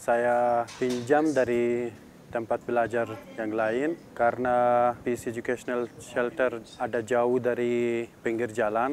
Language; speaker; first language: Indonesian; non-native, learner; Persian